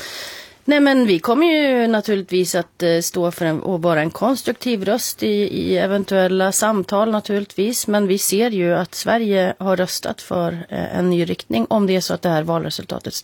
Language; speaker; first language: Swedish; native; Swedish